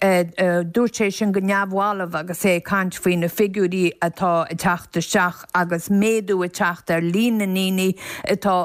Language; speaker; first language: Irish; native; Irish